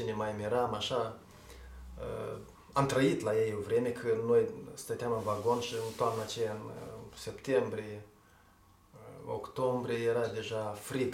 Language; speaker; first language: Romanian; native; Romanian